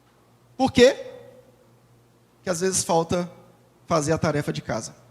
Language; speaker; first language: Portuguese; native; Portuguese